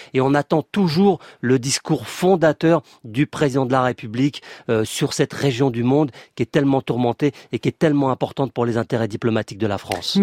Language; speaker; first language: French; native; French